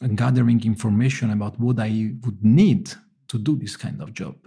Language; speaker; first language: English; non-native, fluent; Italian